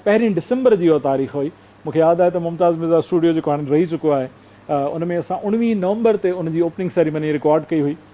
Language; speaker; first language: Sindhi; native; Sindhi